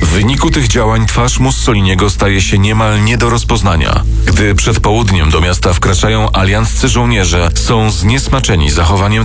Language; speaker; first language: Polish; native; Polish